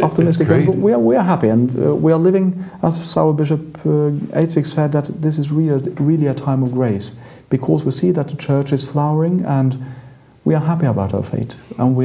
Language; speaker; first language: English; non-native, fluent; Norwegian